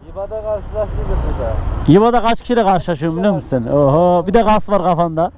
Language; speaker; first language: Turkish; native; Turkish